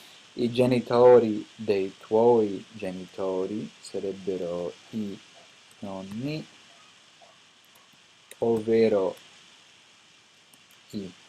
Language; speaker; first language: Italian; non-native, fluent; English